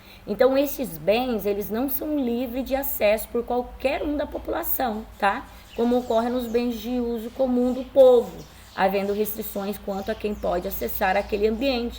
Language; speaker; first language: Portuguese; native; Portuguese